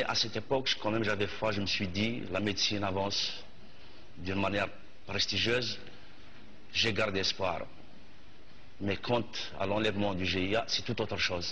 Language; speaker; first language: French; non-native, local second language; Kabyle